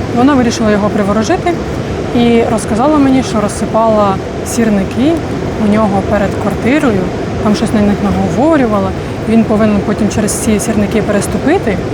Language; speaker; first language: Ukrainian; non-native, local second language; Russian